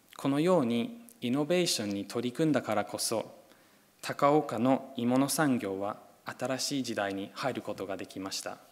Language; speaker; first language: Japanese; non-native, fluent; English